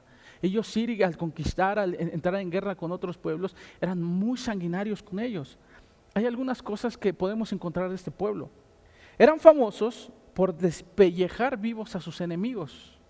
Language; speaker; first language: Spanish; native; Spanish